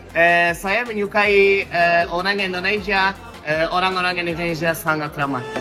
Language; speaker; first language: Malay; non-native, fluent; Turkish